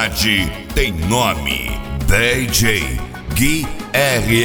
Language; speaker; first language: Portuguese; native; Portuguese